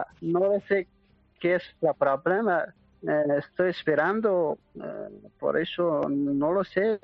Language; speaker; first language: Spanish; non-native, learner; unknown